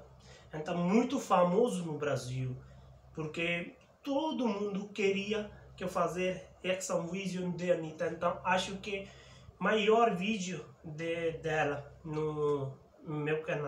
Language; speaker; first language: Portuguese; non-native, learner; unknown